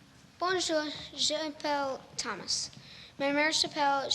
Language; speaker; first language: French; non-native, learner; English